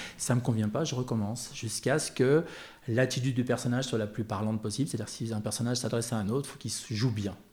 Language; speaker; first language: French; native; French